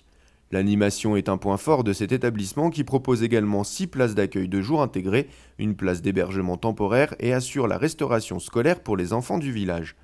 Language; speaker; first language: French; native; French